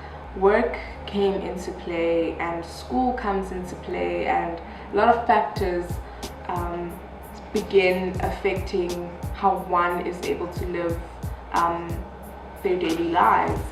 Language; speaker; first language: English; non-native, local second language; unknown